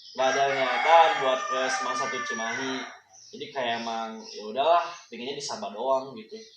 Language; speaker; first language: Indonesian; non-native, local second language; Sundanese